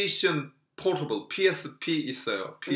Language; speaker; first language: English; non-native, fluent; Korean